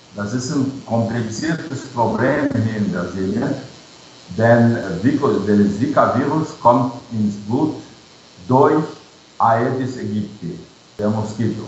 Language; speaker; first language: German; non-native, fluent; Portuguese